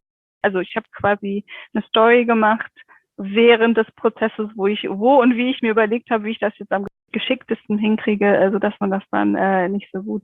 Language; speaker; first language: German; native; German